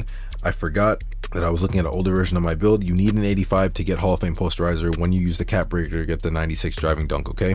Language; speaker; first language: English; native; English